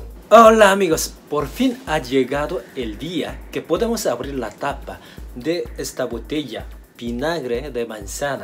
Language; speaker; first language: Spanish; non-native, fluent; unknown